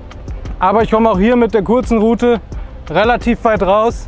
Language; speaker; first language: German; native; German